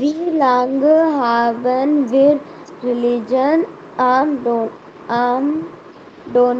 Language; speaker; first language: German; non-native, learner; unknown